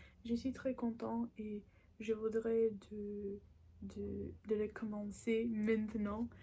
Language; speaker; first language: French; non-native, learner; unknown